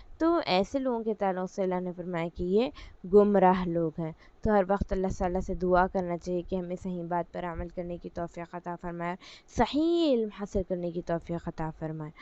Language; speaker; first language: Urdu; native; Urdu